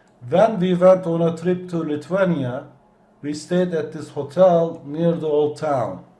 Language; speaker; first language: English; non-native, fluent; Turkish